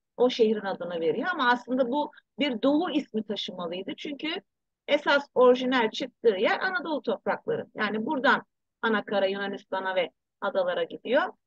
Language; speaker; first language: Turkish; early bilingual, heritage; Turkish